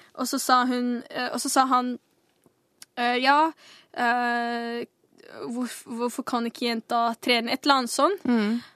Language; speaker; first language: Norwegian; early bilingual, other home language; Somali